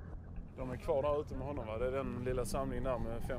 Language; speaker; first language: Swedish; native; Swedish